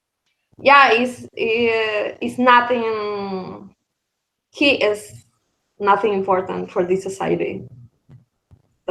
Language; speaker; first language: English; non-native, learner; Spanish